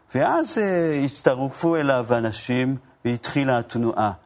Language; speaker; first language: Hebrew; non-native, fluent; Japanese